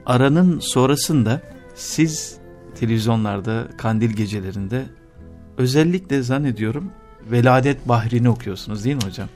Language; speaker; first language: Turkish; native; Turkish